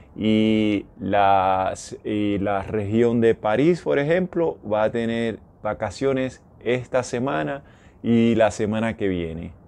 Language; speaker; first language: Spanish; native; Spanish